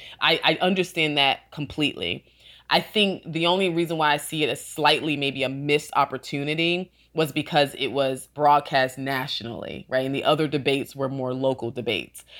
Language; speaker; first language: English; native; English